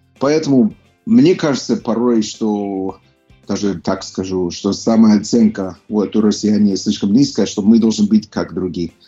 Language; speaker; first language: Russian; non-native, fluent; English